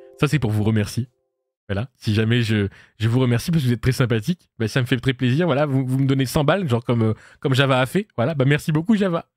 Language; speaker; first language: French; native; French